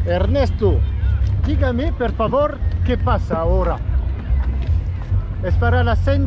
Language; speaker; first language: Spanish; non-native, learner; French